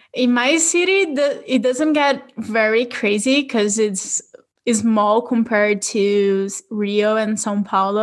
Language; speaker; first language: English; non-native, fluent; Portuguese